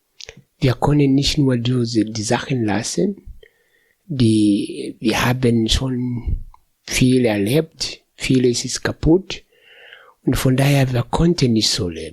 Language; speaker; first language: German; non-native, fluent; Swahili